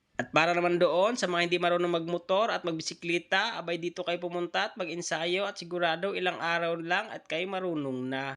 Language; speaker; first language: Filipino; native; Filipino